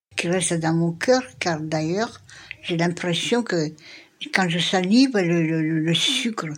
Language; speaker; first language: French; non-native, local second language; Malagasy